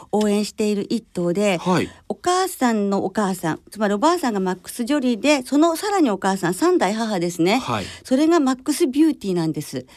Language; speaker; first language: Japanese; native; Japanese